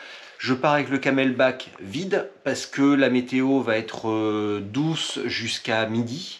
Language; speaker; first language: French; native; French